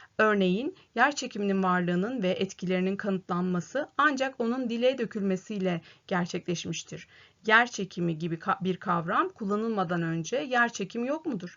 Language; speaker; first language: Turkish; native; Turkish